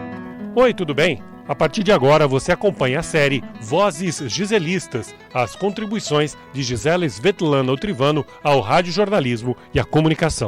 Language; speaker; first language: Portuguese; native; Portuguese